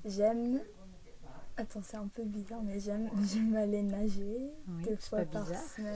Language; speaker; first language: French; early bilingual, heritage; English